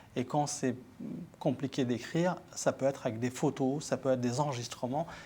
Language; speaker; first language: French; early bilingual, other home language; Arabic